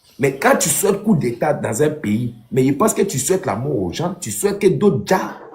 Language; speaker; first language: French; non-native, local second language; Dyula